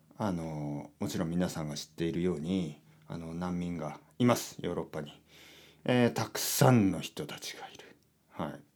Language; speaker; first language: Japanese; native; Japanese